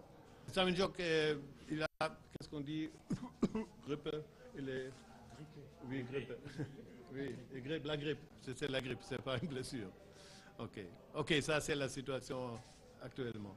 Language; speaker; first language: French; non-native, fluent; German